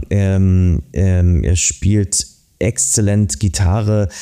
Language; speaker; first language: German; native; German